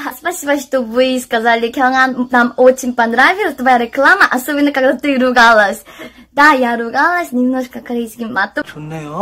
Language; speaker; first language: Russian; non-native, learner; Korean